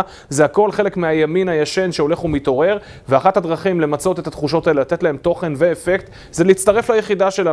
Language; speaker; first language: Hebrew; native; Hebrew